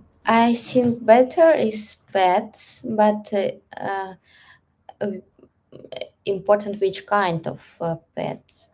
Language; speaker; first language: English; non-native, learner; Russian